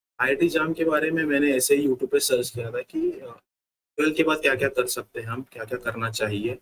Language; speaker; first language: Hindi; non-native, local second language; Marathi